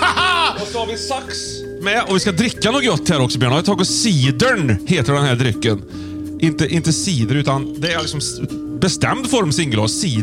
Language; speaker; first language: Swedish; native; Swedish